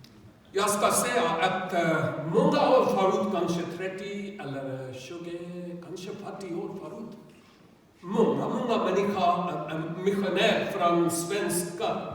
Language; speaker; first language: Swedish; non-native, learner; Urdu